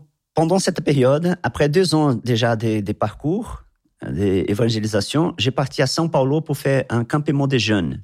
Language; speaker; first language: French; non-native, fluent; Portuguese